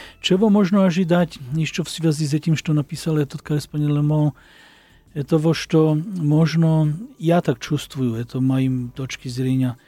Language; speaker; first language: Russian; non-native, learner; Slovak